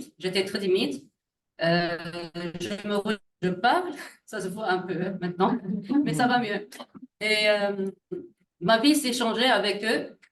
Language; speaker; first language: French; non-native, learner; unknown